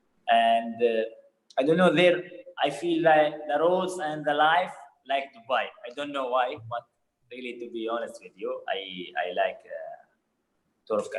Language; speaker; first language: English; non-native, fluent; Arabic